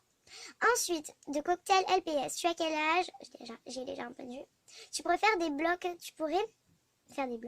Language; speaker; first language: French; native; French